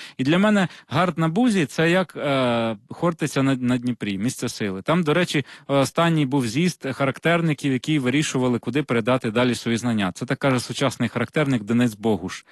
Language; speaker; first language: Ukrainian; non-native, local second language; Russian